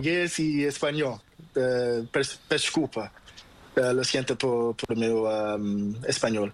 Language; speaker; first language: Spanish; non-native, fluent; Portuguese